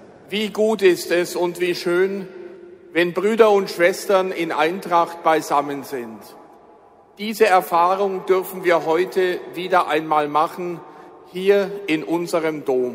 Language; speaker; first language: German; native; German